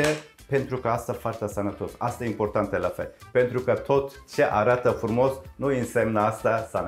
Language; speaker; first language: Romanian; non-native, learner; Turkish